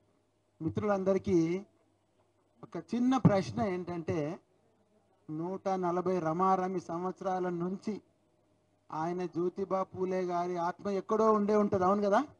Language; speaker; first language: Telugu; native; Telugu